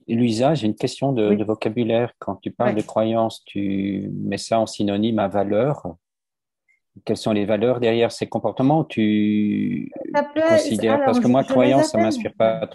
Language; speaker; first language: French; native; French